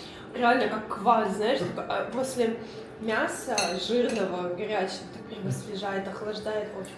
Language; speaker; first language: Russian; native; Russian